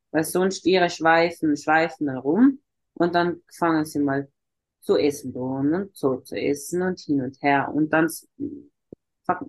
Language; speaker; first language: German; native; German